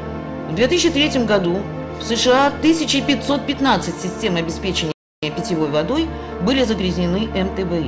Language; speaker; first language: Russian; native; Russian